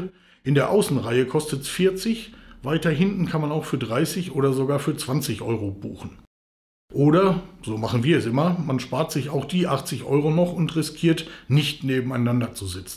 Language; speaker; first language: German; native; German